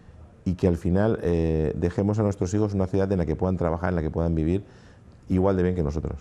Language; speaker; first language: Spanish; native; Spanish